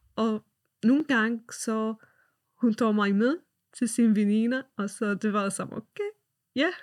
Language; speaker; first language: Danish; non-native, fluent; Arabic